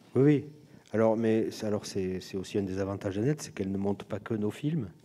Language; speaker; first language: French; native; French